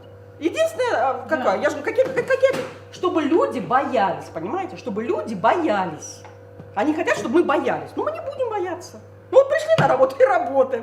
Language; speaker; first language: Russian; native; Russian